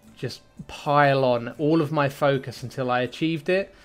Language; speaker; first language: English; native; English